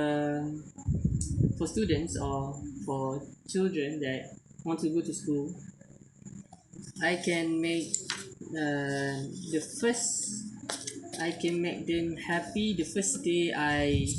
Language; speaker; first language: English; non-native, learner; Malay